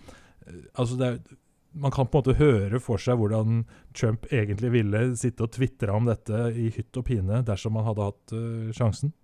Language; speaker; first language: Norwegian; native; Norwegian